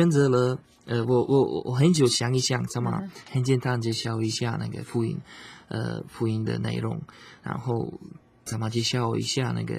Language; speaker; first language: Chinese; non-native, learner; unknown